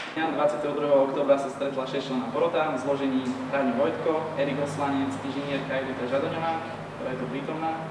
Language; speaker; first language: Slovak; native; Slovak